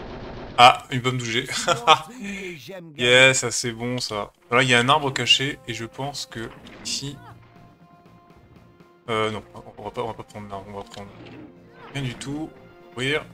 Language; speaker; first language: French; native; French